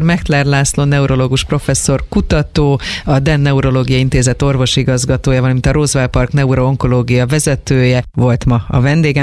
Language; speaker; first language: Hungarian; native; Hungarian